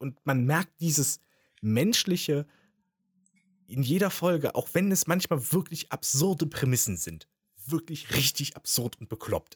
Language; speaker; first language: German; native; German